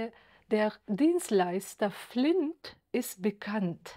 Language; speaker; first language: German; non-native, fluent; Uzbek